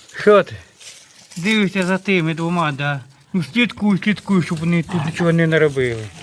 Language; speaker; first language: Ukrainian; native; Ukrainian